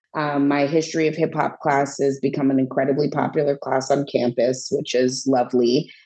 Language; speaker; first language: English; native; English